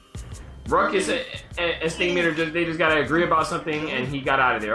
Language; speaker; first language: English; native; English